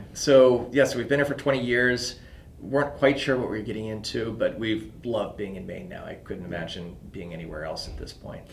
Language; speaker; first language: English; native; English